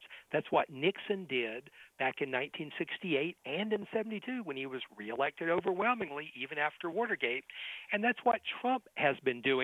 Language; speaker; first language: English; native; English